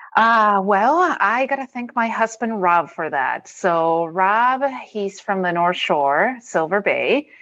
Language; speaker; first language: English; non-native, fluent; Spanish